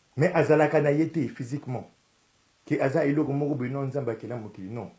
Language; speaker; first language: Lingala; native; Lingala